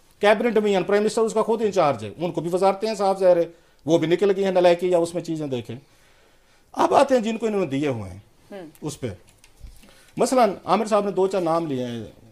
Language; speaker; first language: Hindi; native; Hindi